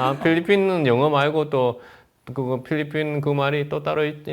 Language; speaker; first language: Korean; native; Korean